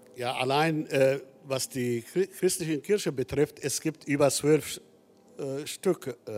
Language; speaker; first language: German; non-native, fluent; Arabic